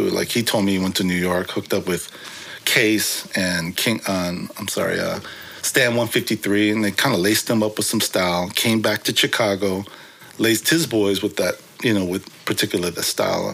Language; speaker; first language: English; early bilingual, other home language; Korean